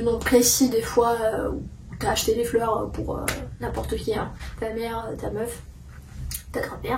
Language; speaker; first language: French; non-native, fluent; Russian